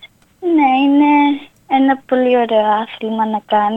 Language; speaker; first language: Greek; early bilingual, other home language; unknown